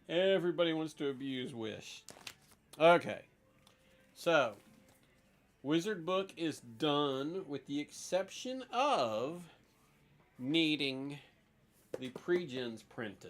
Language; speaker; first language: English; native; English